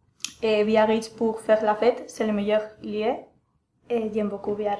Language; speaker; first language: French; non-native, learner; Spanish